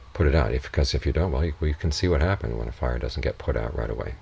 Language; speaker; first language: English; native; English